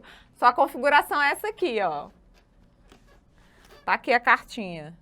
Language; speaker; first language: Portuguese; native; Portuguese